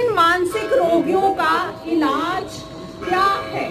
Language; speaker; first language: Hindi; native; Hindi